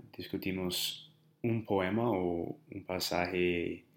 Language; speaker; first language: Spanish; non-native, learner; English